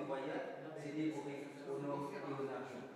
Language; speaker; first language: French; non-native, fluent; Amharic